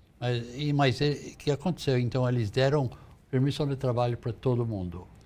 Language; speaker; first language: Portuguese; non-native, fluent; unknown